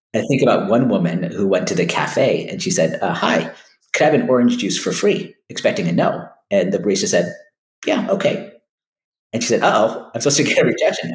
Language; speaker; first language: English; native; English